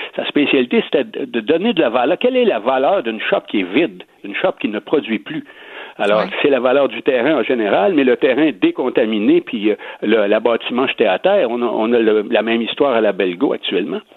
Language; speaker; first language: French; native; French